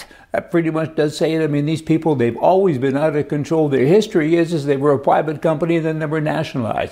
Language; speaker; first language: English; native; English